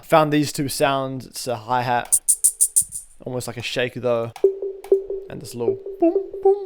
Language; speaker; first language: English; native; English